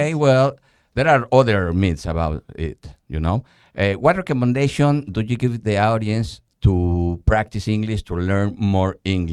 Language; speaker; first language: English; non-native, fluent; Spanish